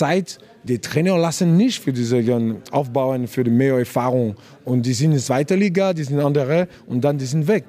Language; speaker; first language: German; non-native, learner; French